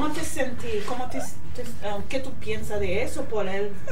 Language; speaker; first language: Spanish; non-native, learner; Haitian Creole